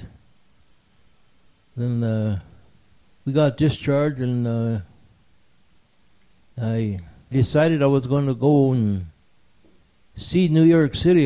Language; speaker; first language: English; early bilingual, other home language; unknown